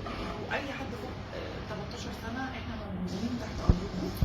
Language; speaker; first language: Arabic; native; Arabic